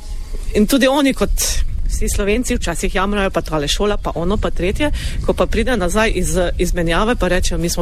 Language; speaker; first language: Slovenian; native; Slovenian